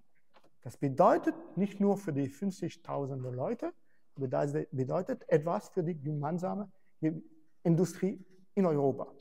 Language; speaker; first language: German; non-native, fluent; French